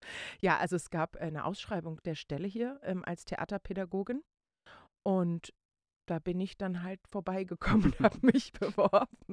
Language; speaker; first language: German; native; German